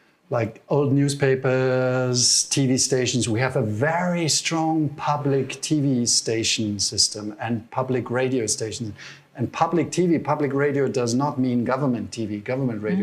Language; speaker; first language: English; non-native, fluent; German